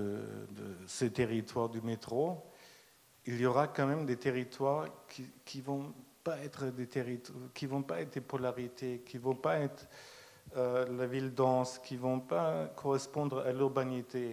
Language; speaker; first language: French; non-native, fluent; German